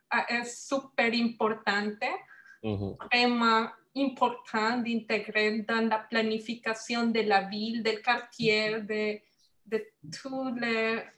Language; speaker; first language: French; non-native, learner; Spanish